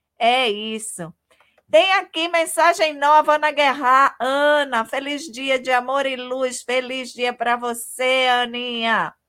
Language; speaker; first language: Portuguese; native; Portuguese